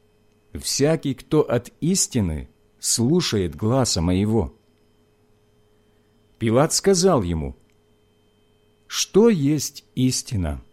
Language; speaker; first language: Russian; native; Russian